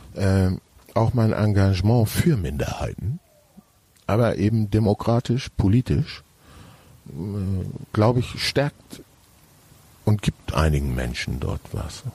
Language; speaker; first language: German; native; German